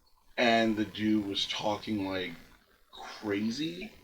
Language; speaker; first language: English; native; English